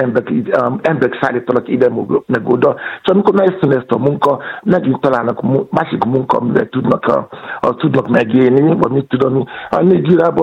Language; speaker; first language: Hungarian; non-native, learner; Yoruba